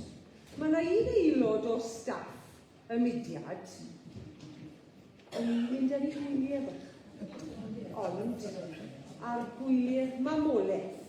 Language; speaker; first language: Welsh; native; Welsh